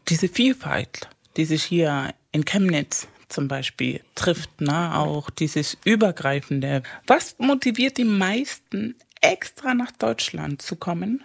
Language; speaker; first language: German; native; German